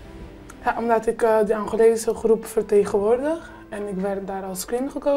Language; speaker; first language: Dutch; early bilingual, other home language; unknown